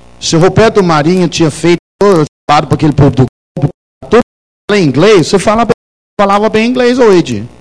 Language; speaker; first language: Portuguese; non-native, fluent; Danish